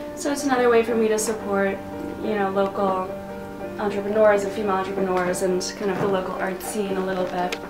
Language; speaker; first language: English; native; English